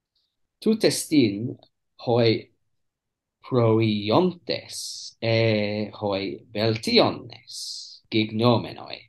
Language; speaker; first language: Greek; non-native, fluent; English